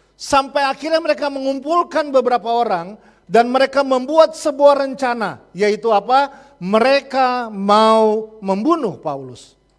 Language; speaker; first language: Indonesian; native; Indonesian